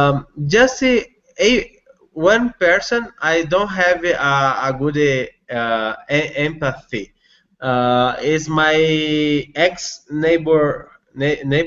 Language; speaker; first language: English; non-native, learner; Portuguese